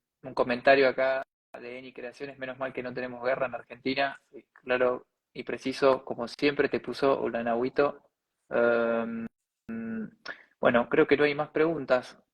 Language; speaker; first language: Spanish; native; Spanish